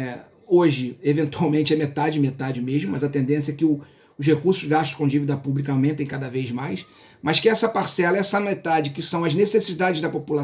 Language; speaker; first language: Portuguese; native; Portuguese